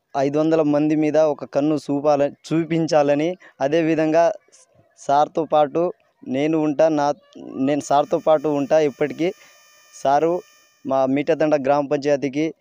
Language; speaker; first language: Telugu; non-native, local second language; Lambadi